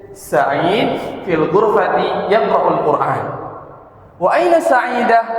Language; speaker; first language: Arabic; non-native, fluent; Indonesian